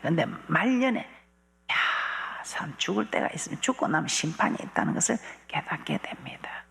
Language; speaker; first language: Korean; native; Korean